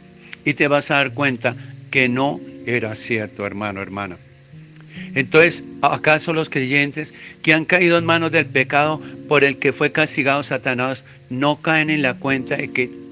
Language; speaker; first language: Spanish; native; Spanish